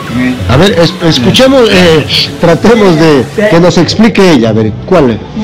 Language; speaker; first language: Spanish; native; Spanish